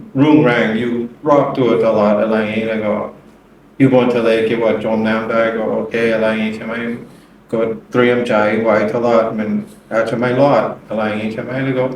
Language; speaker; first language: Thai; non-native, learner; English